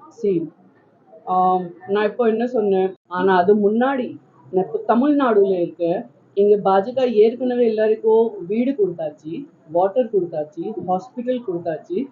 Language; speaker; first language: Tamil; non-native, local second language; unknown